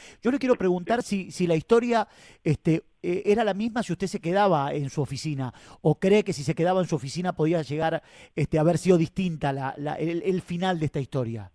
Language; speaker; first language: Spanish; native; Spanish